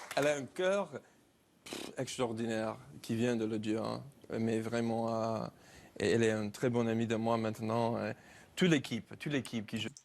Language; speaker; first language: French; non-native, learner; English